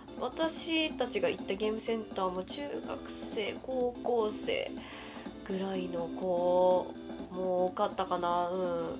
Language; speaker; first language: Japanese; native; Japanese